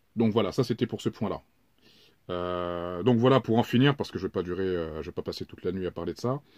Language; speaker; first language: French; native; French